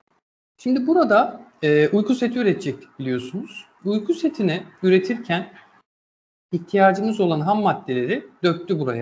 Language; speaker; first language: Turkish; native; Turkish